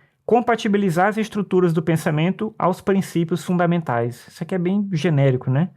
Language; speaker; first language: Portuguese; native; Portuguese